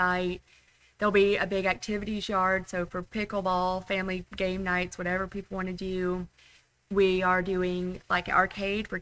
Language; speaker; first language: English; native; English